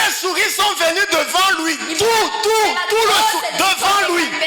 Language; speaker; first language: French; non-native, local second language; Rundi